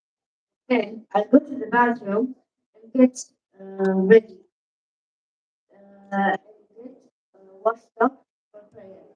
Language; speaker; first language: English; non-native, learner; Arabic